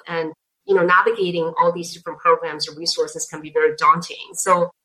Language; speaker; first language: English; non-native, fluent; Chinese